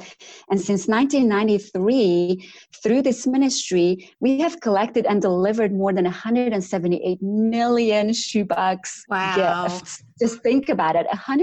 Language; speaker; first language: English; non-native, fluent; Romanian